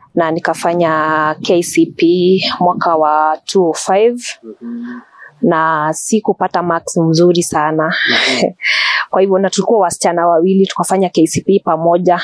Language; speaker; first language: Swahili; non-native, local second language; Kikuyu